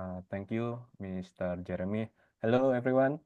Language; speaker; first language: English; non-native, fluent; Indonesian